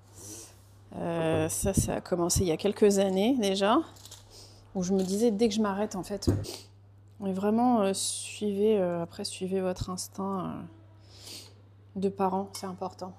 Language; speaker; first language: French; native; French